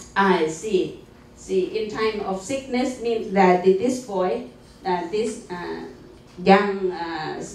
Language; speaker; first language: English; non-native, fluent; Thai